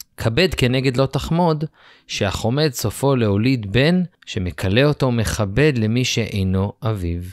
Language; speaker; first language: Hebrew; native; Hebrew